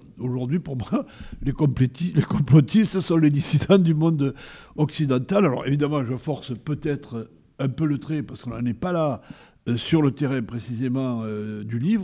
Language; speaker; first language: French; native; French